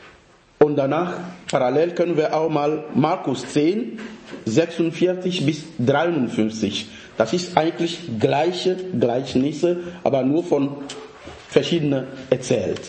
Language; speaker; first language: German; non-native, fluent; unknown